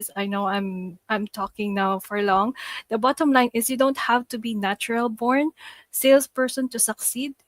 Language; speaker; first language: English; non-native, local second language; Filipino